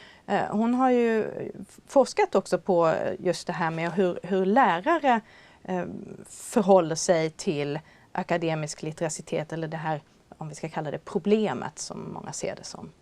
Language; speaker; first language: Swedish; native; Swedish